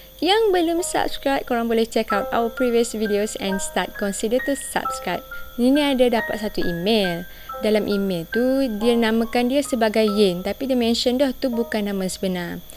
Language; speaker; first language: Malay; native; Malay